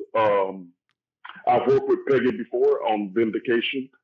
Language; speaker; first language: English; native; English